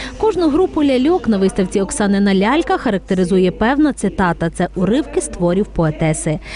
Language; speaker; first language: Ukrainian; native; Ukrainian